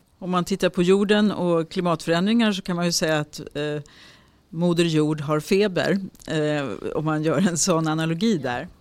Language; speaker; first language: Swedish; native; Swedish